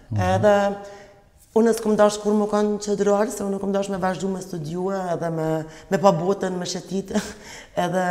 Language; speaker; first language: Albanian; early bilingual, other home language; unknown